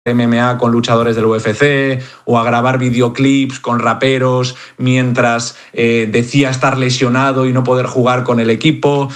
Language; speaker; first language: Spanish; native; Spanish